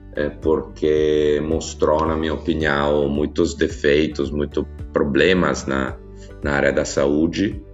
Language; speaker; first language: Portuguese; non-native, fluent; Italian